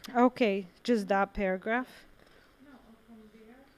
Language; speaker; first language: English; non-native, fluent; Bulgarian